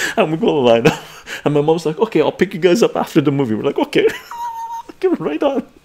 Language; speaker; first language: English; early bilingual, other home language; Persian